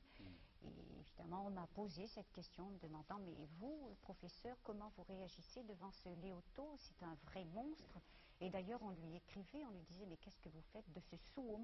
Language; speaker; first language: French; native; French